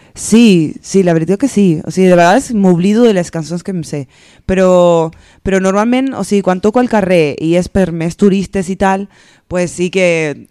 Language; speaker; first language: Catalan; early bilingual, other home language; Spanish